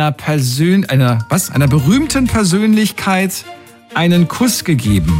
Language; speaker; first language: German; native; German